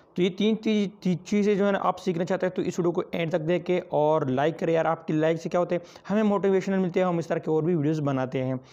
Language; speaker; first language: Urdu; non-native, local second language; Pashto